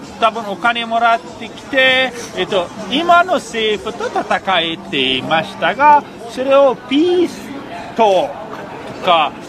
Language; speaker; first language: Japanese; non-native, fluent; Persian